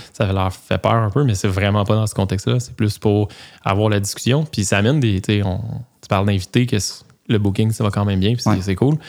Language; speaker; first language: French; native; French